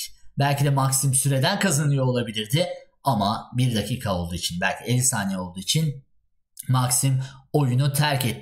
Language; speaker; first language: Turkish; native; Turkish